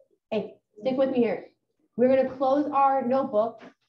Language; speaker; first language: English; native; English